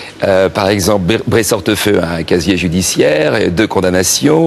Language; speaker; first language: French; native; French